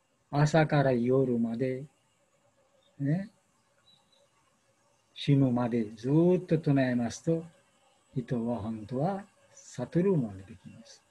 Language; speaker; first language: Japanese; non-native, learner; Bangla